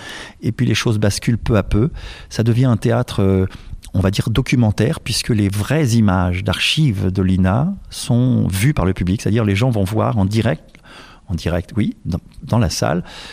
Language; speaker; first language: French; native; French